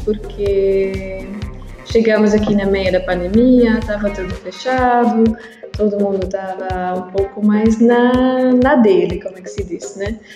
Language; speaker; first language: Portuguese; non-native, learner; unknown